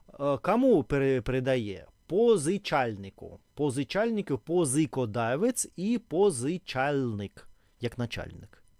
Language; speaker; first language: Ukrainian; non-native, learner; Russian